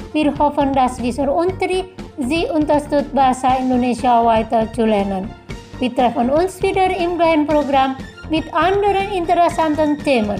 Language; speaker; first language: German; non-native, fluent; Indonesian